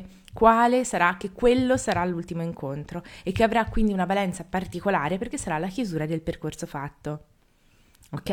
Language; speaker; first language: Italian; native; Italian